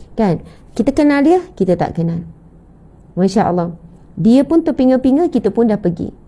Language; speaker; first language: Malay; native; Malay